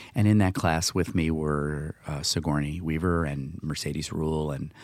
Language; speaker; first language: English; native; English